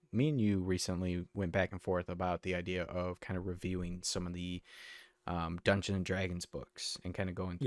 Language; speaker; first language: English; native; English